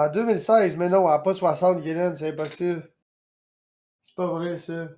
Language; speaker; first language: French; native; French